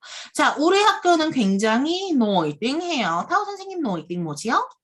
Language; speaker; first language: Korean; native; Korean